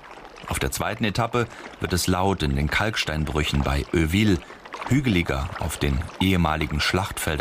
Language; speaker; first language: German; native; German